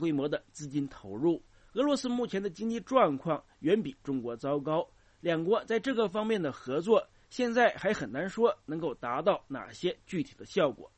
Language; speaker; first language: Chinese; native; Chinese